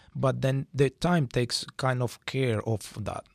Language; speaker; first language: English; non-native, fluent; Spanish